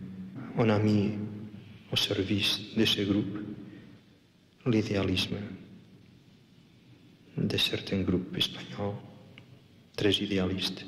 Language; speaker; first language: French; non-native, fluent; Catalan